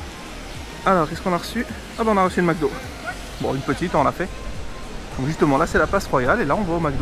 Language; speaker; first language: French; native; French